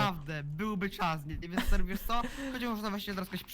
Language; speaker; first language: Polish; native; Polish